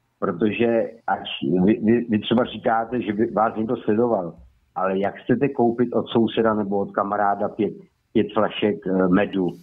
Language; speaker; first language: Czech; native; Czech